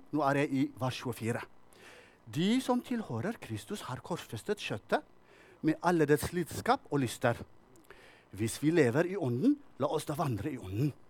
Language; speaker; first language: Norwegian; non-native, fluent; Tigrinya